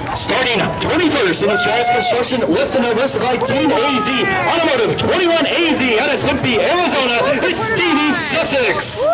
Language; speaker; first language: English; native; English